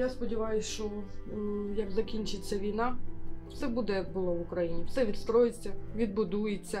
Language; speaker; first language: Ukrainian; native; Ukrainian